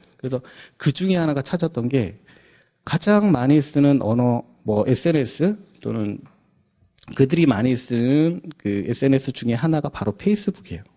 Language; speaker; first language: Korean; native; Korean